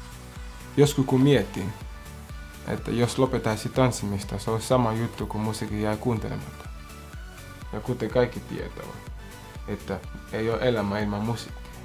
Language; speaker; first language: Finnish; non-native, fluent; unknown